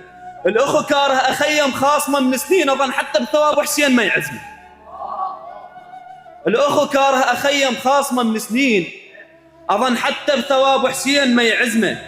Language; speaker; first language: Arabic; native; Arabic